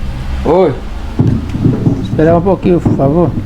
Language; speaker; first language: Portuguese; non-native, learner; Haitian Creole